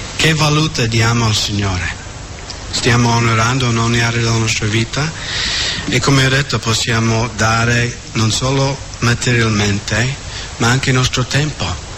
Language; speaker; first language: Italian; non-native, fluent; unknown